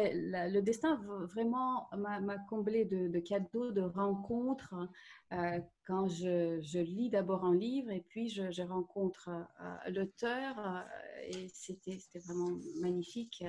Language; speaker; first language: French; non-native, fluent; Russian